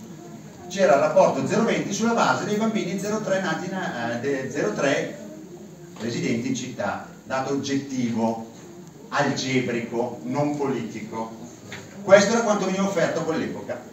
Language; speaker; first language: Italian; native; Italian